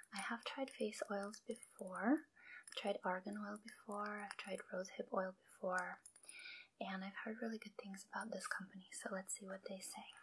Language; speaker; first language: English; early bilingual, other home language; Russian